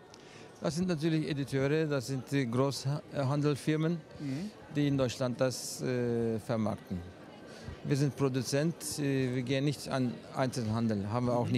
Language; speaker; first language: German; non-native, fluent; Turkish